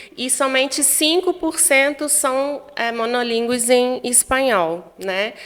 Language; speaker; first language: Portuguese; non-native, fluent; Guarani